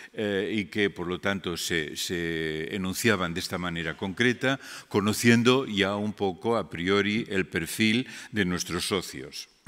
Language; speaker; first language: Spanish; non-native, local second language; Catalan